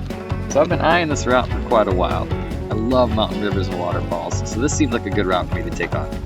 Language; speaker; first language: English; native; English